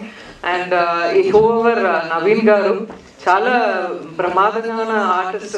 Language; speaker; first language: Telugu; non-native, learner; Tamil